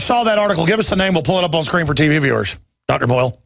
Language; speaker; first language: English; native; English